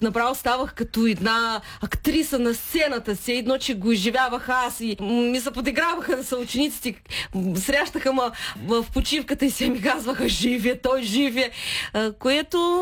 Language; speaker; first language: Bulgarian; early bilingual, heritage; Bulgarian